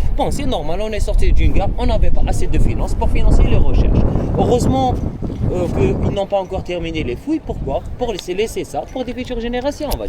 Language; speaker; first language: French; non-native, local second language; Arabic